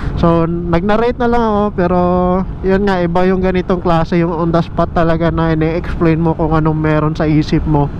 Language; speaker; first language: Filipino; native; Filipino